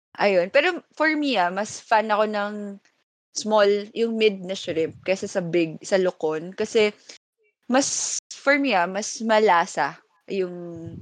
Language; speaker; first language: Filipino; non-native, local second language; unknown